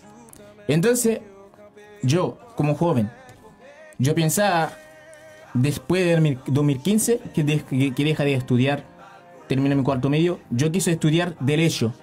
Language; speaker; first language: Spanish; non-native, learner; Haitian Creole